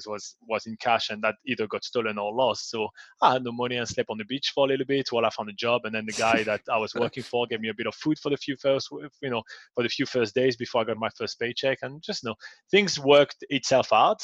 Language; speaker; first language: English; non-native, fluent; French